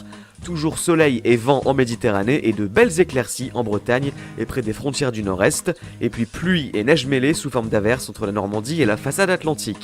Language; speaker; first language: French; native; French